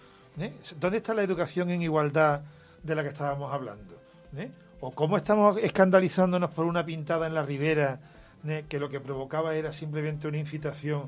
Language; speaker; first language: Spanish; native; Spanish